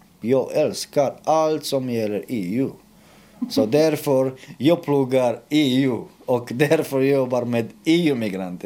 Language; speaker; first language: Swedish; non-native, fluent; Romanian